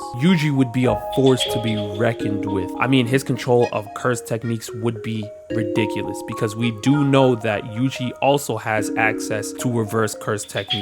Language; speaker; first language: English; native; English